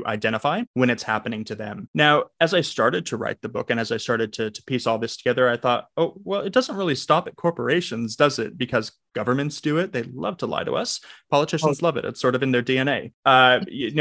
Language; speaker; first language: English; native; English